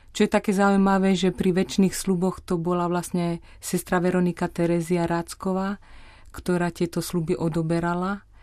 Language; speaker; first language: Slovak; native; Slovak